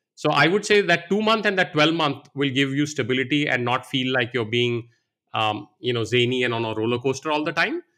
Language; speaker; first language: English; non-native, local second language; Hindi